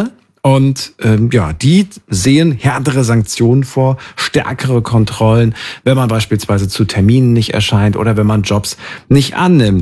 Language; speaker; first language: German; native; German